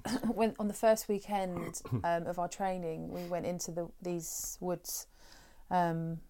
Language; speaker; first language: English; native; English